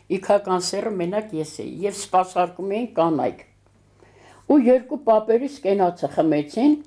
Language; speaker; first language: Armenian; native; Armenian